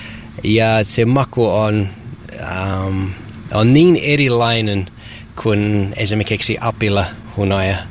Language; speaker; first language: Finnish; non-native, learner; English